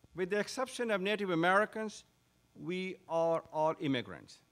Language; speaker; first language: English; non-native, local second language; Urdu